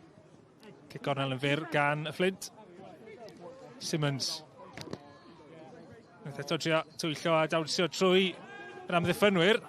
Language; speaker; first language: Welsh; native; Welsh